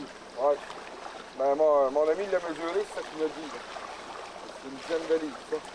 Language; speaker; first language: French; native; French